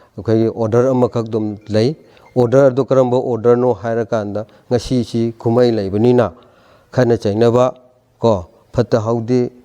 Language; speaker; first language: Manipuri; non-native, local second language; Rongmei Naga